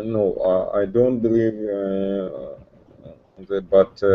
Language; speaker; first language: English; non-native, learner; Russian